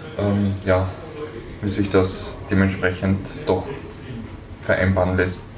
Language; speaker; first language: German; native; German